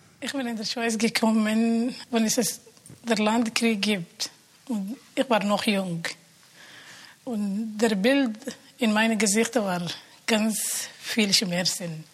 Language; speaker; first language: German; non-native, learner; Somali